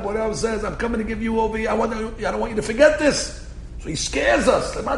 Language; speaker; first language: English; native; English